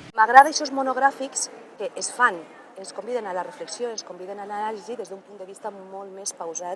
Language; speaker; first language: Catalan; native; Catalan